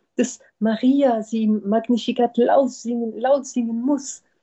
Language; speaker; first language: German; non-native, fluent; French